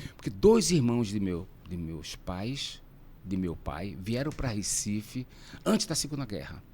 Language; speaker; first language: Portuguese; native; Portuguese